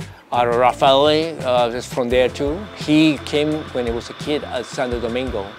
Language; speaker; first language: English; non-native, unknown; Chinese